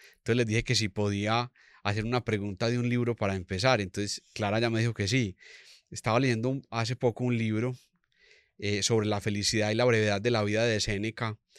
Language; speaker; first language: Spanish; native; Spanish